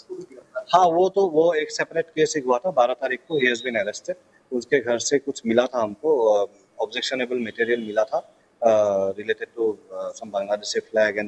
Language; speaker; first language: Hindi; non-native, local second language; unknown